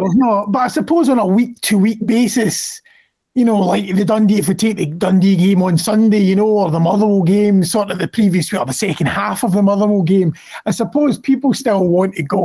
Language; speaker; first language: English; native; English